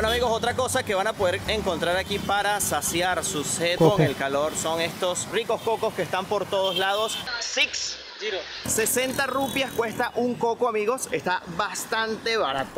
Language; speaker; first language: Spanish; native; Spanish